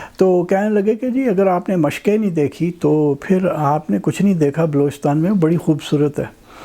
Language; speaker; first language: Urdu; non-native, local second language; Punjabi